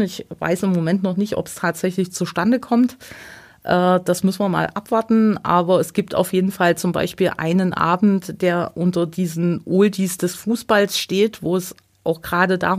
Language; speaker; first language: German; native; German